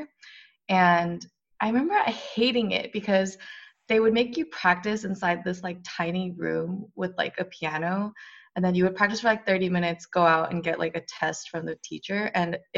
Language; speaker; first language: English; native; English